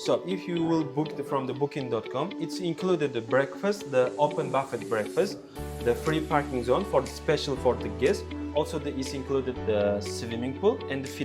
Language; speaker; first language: English; non-native, local second language; Uzbek